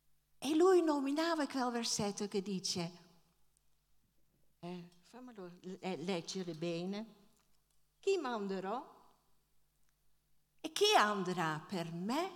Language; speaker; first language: Italian; non-native, fluent; Dutch